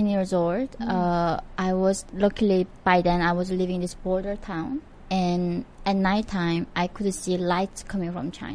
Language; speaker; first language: English; non-native, fluent; Korean